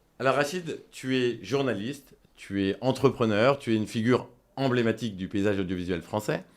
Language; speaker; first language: French; native; French